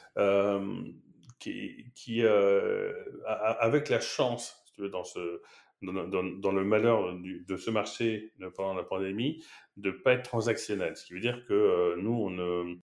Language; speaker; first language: French; native; French